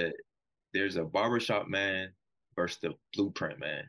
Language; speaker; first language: English; native; English